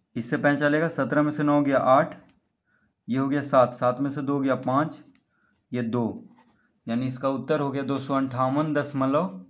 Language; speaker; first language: Hindi; native; Hindi